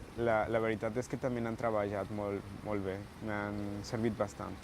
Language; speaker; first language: Catalan; non-native, learner; Spanish